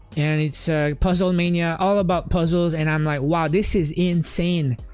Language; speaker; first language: English; native; English